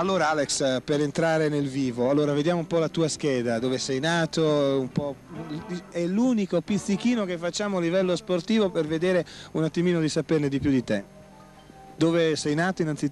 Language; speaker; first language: Italian; native; Italian